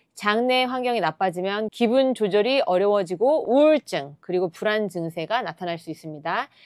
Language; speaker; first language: Korean; native; Korean